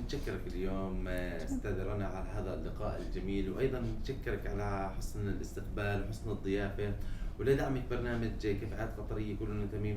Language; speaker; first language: Arabic; native; Arabic